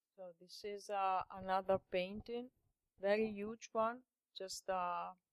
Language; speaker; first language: English; non-native, learner; Italian